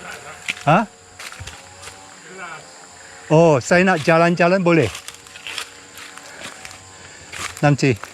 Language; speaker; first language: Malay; non-native, learner; English